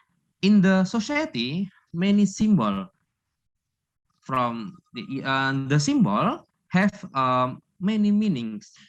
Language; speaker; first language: English; non-native, learner; Indonesian